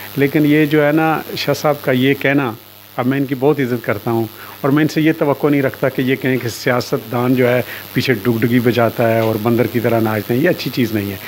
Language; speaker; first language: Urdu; non-native, local second language; Punjabi